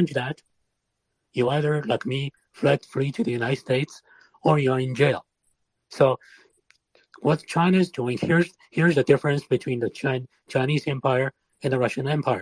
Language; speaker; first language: English; non-native, fluent; Wu Chinese